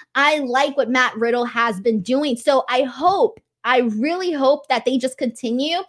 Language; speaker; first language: English; native; English